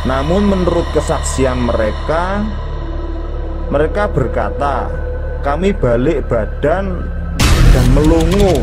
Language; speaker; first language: Indonesian; native; Indonesian